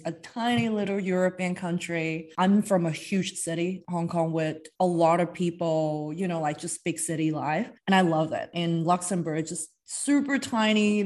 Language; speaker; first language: English; non-native, local second language; Cantonese